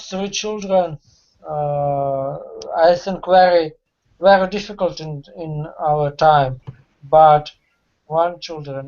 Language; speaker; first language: English; non-native, learner; Russian